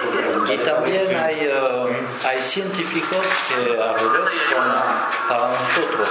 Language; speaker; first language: Spanish; non-native, fluent; French